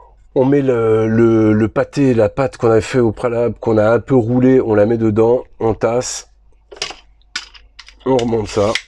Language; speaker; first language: French; native; French